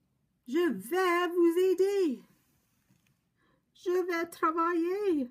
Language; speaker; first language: French; non-native, fluent; English